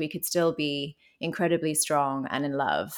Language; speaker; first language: English; native; English